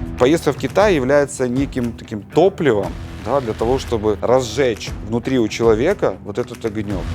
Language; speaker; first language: Russian; native; Russian